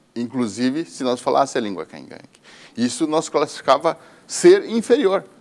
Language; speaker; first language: Portuguese; native; Portuguese